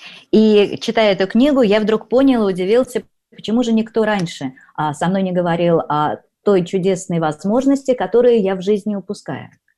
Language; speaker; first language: Russian; native; Russian